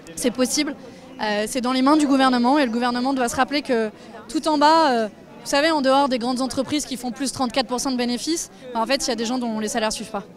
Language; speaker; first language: French; native; French